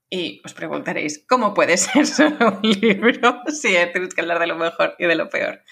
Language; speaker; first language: Spanish; non-native, fluent; French